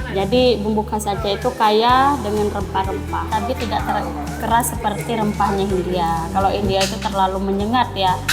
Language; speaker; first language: Indonesian; native; Indonesian